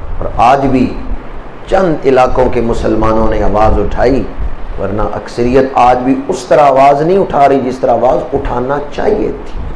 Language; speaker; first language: Urdu; non-native, local second language; Punjabi